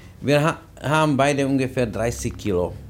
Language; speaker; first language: German; non-native, fluent; Czech